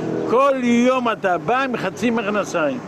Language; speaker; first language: Hebrew; non-native, fluent; Ladino